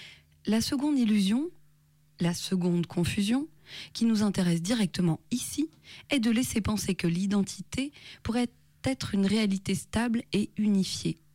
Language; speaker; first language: French; native; French